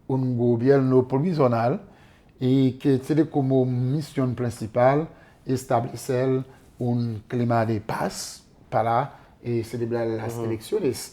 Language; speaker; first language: Spanish; non-native, fluent; Haitian Creole